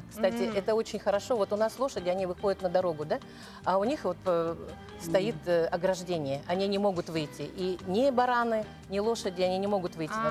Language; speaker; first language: Russian; native; Russian